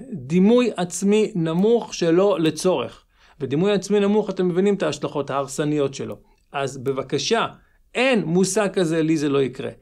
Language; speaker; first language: Hebrew; native; Hebrew